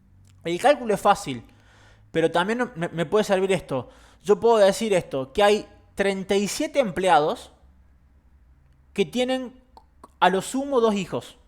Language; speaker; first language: Spanish; native; Spanish